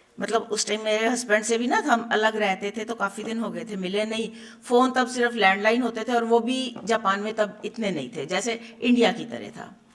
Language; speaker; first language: Hindi; native; Hindi